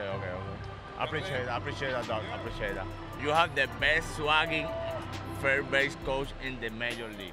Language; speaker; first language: English; non-native, learner; Spanish